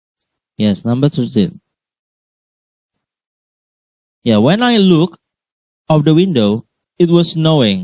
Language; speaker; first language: English; non-native, learner; Indonesian